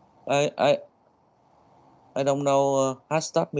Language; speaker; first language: English; non-native, learner; Vietnamese